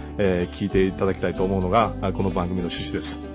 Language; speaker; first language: Japanese; native; Japanese